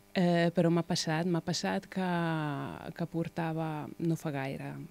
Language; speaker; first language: Catalan; non-native, fluent; Hungarian